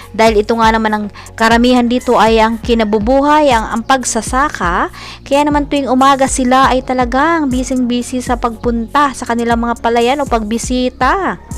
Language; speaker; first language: Filipino; non-native, local second language; Bikol